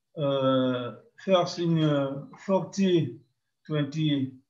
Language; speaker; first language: English; non-native, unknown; French